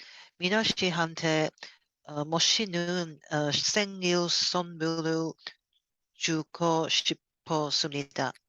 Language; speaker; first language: Korean; non-native, learner; Cantonese